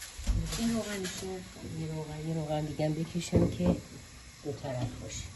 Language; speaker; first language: Persian; native; Persian